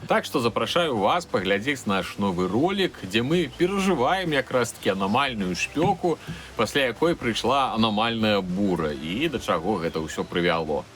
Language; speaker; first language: Belarusian; native; Belarusian